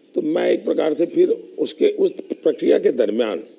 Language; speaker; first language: Hindi; non-native, local second language; Gujarati